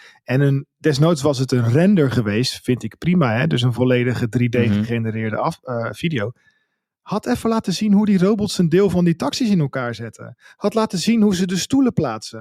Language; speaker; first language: Dutch; native; Dutch